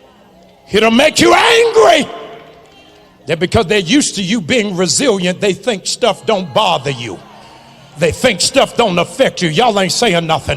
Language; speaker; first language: English; native; English